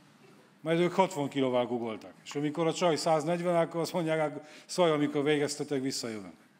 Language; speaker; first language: Hungarian; non-native, fluent; Polish